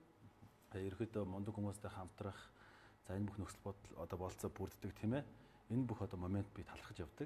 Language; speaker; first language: Mongolian; native; Mongolian